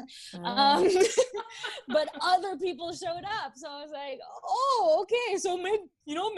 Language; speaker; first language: English; non-native, local second language; Filipino